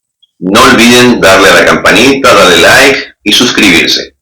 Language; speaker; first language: Spanish; native; Spanish